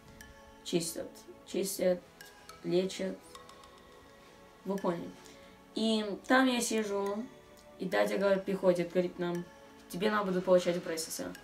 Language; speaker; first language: Russian; early bilingual, other home language; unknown